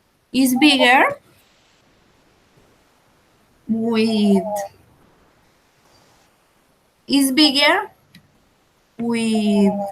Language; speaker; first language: English; non-native, learner; Spanish